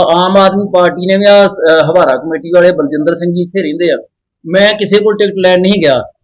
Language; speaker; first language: Punjabi; native; Punjabi